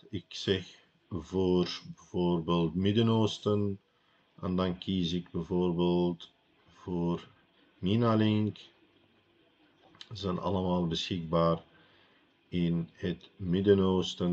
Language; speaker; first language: Dutch; non-native, fluent; Arabic